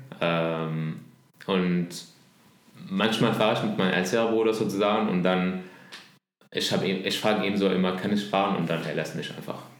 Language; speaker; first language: German; non-native, learner; Arabic